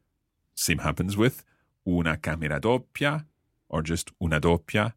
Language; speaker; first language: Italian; non-native, fluent; English